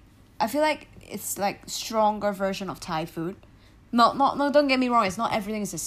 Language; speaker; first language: English; non-native, local second language; Cantonese